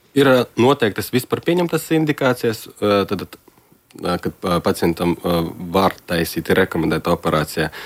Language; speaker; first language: Latvian; non-native, local second language; Russian